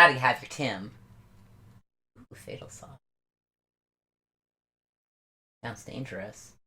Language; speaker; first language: English; native; English